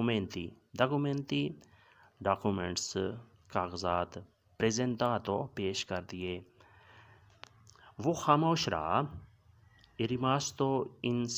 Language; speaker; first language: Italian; non-native, learner; Urdu